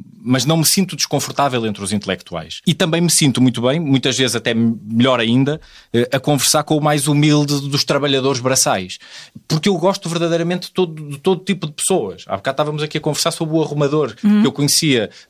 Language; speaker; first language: Portuguese; native; Portuguese